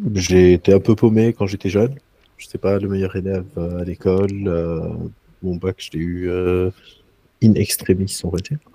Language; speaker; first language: French; non-native, local second language; Arabic